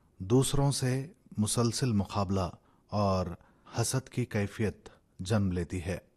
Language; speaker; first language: Urdu; native; Urdu